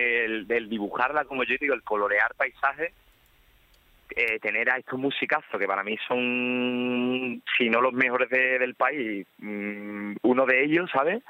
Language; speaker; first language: Spanish; native; Spanish